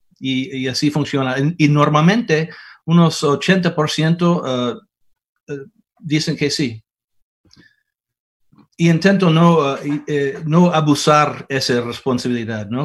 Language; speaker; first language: Spanish; non-native, fluent; English